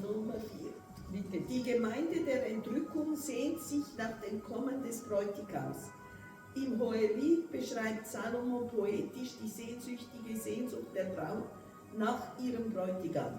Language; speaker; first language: German; non-native, fluent; Portuguese